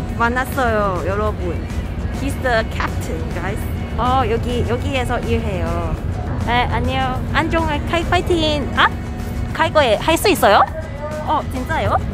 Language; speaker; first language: Korean; non-native, learner; Cantonese